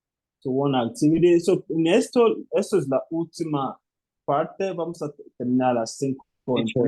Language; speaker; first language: Spanish; non-native, fluent; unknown